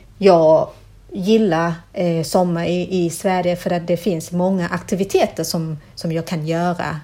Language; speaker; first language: Swedish; non-native, fluent; Thai